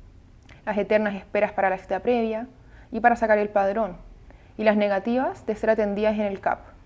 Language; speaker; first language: Spanish; native; Spanish